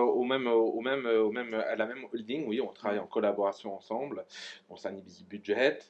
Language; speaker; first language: French; native; French